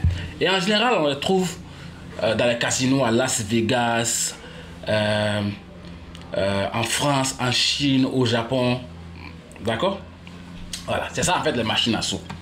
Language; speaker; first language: French; native; French